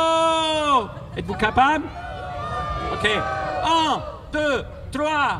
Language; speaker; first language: French; non-native, fluent; Spanish